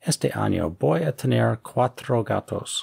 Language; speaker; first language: Spanish; non-native, fluent; English